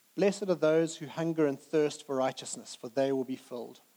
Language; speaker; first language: English; native; English